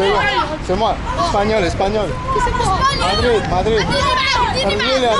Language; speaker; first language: French; non-native, learner; Spanish